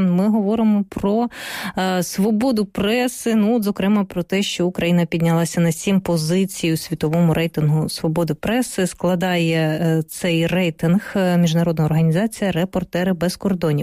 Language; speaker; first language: Ukrainian; native; Ukrainian